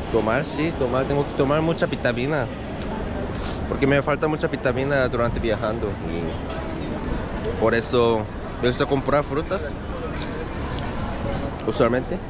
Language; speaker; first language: Spanish; non-native, learner; Korean